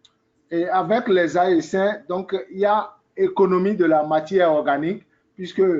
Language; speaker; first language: French; native; French